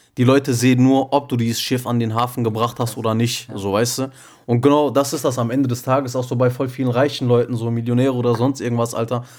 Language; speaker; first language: German; early bilingual, other home language; Turkish